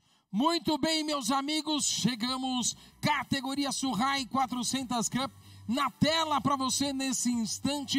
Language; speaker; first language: Portuguese; native; Portuguese